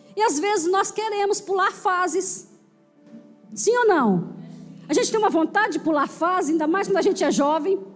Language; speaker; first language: Portuguese; native; Portuguese